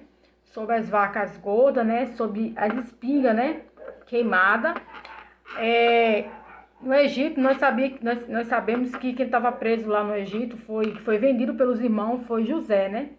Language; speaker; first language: Portuguese; native; Portuguese